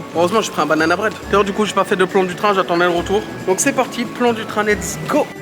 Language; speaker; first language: French; native; French